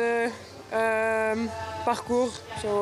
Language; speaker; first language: Dutch; non-native, learner; French